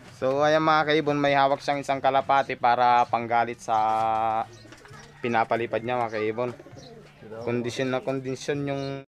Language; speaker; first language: Filipino; native; Filipino